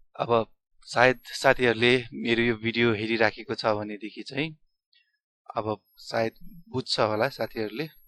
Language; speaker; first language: Nepali; non-native, local second language; Newari